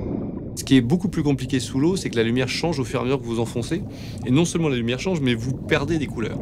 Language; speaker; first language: French; native; French